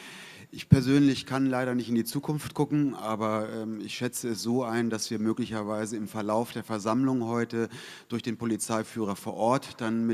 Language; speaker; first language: German; native; German